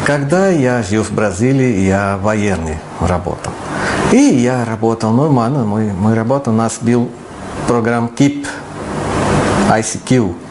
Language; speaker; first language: Russian; non-native, learner; Portuguese